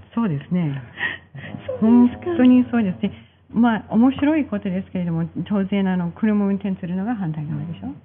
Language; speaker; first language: Japanese; non-native, fluent; English